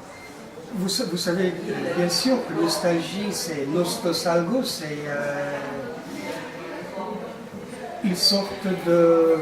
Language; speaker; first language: French; non-native, fluent; Persian